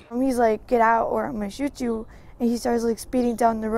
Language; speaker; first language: English; native; English